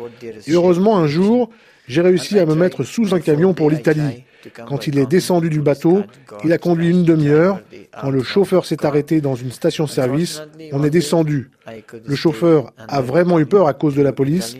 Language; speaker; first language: French; non-native, fluent; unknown